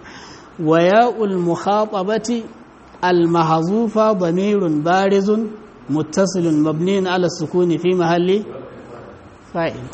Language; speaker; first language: Arabic; non-native, fluent; Hausa